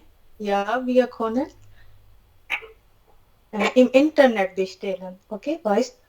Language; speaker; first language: German; non-native, learner; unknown